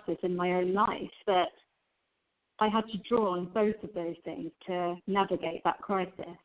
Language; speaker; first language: English; native; English